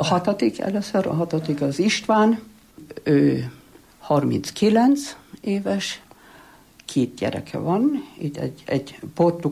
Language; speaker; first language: Hungarian; non-native, fluent; German